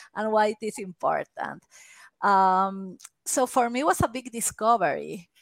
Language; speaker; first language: English; non-native, fluent; Spanish